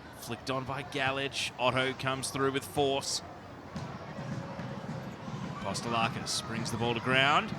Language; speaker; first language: English; native; English